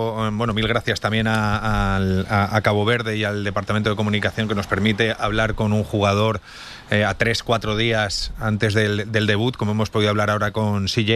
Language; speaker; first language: Spanish; native; Spanish